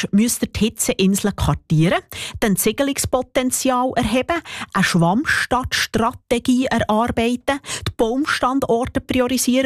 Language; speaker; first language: German; native; German